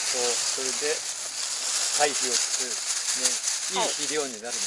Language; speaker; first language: Japanese; native; Japanese